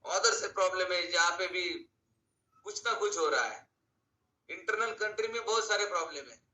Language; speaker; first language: Hindi; non-native, local second language; Marathi